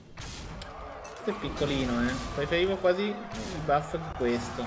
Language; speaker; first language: Italian; native; Italian